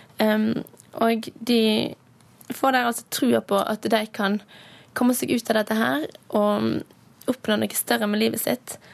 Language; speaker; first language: Norwegian; native; Norwegian